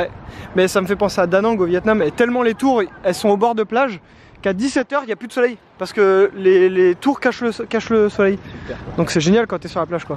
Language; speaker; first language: French; native; French